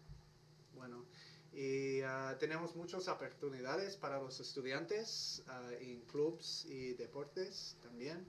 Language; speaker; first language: Spanish; non-native, learner; English